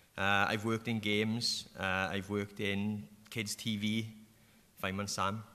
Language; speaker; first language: English; native; English